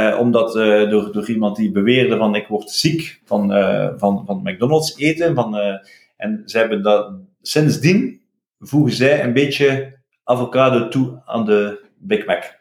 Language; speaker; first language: Dutch; native; Dutch